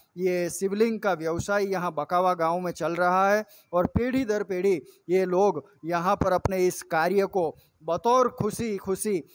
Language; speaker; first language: Hindi; non-native, local second language; Gujarati